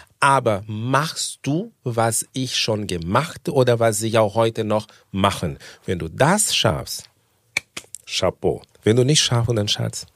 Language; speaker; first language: German; non-native, fluent; Portuguese